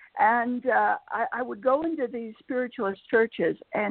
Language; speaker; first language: English; native; English